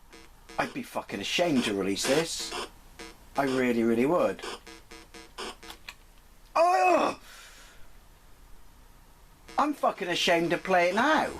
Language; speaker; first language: English; native; English